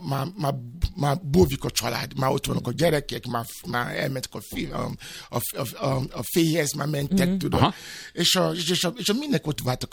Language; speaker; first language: Hungarian; non-native, fluent; Yoruba